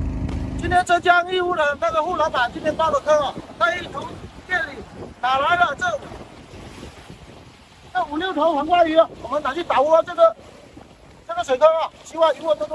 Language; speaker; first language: Chinese; native; Chinese